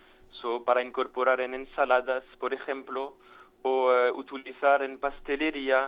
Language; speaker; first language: Spanish; non-native, fluent; French